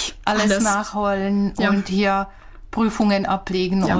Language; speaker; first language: German; non-native, fluent; Czech